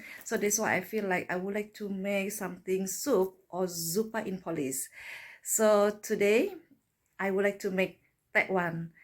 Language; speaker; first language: English; non-native, learner; Indonesian